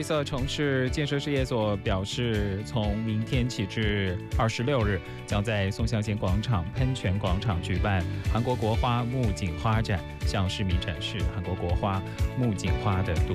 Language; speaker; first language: Chinese; native; Chinese